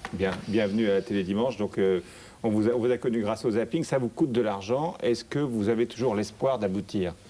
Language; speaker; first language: French; native; French